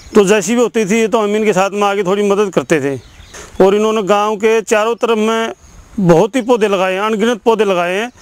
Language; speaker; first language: Hindi; native; Hindi